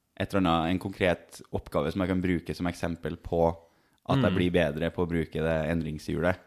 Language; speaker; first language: Norwegian; native; Norwegian